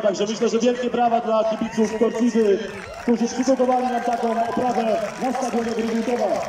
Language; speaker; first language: Polish; native; Polish